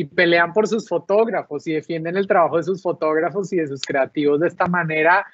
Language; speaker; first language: Spanish; native; Spanish